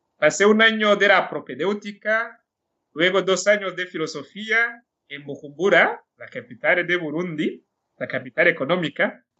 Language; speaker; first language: Spanish; non-native, fluent; Rundi